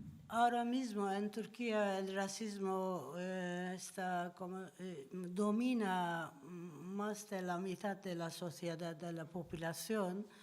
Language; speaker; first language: Spanish; non-native, learner; Turkish